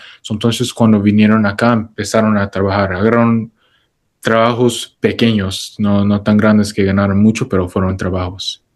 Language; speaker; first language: Spanish; early bilingual, heritage; Spanish